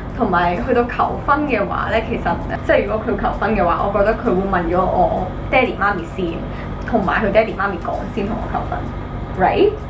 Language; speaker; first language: Cantonese; early bilingual, other home language; Hindi